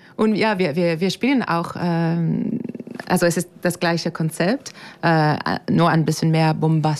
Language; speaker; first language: German; non-native, fluent; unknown